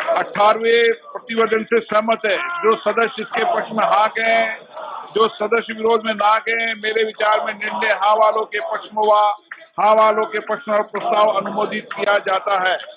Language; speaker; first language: Hindi; native; Hindi